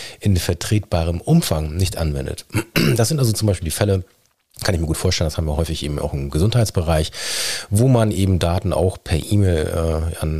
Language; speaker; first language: German; native; German